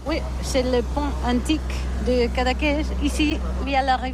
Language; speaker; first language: French; non-native, learner; Catalan